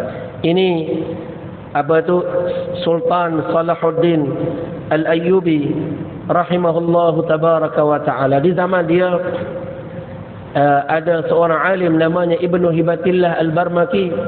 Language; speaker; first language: Malay; native; Malay